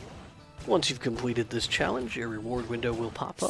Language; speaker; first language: English; native; English